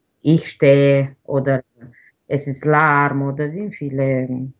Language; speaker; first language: German; non-native, learner; Romanian